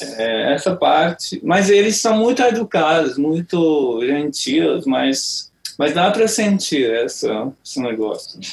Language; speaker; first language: Portuguese; non-native, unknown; Hungarian